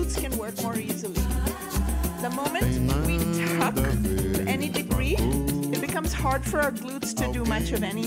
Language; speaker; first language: English; native; English